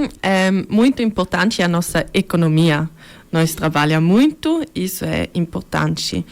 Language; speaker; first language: Portuguese; early bilingual, heritage; Portuguese